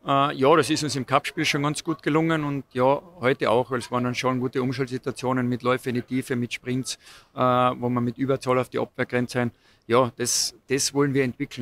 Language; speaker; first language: German; native; German